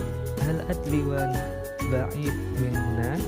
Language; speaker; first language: Arabic; non-native, learner; Indonesian